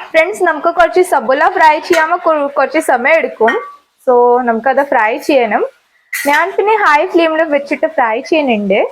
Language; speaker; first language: Malayalam; non-native, local second language; Hindi